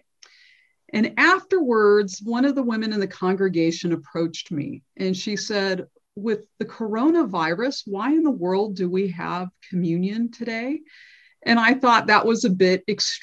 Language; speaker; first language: English; native; English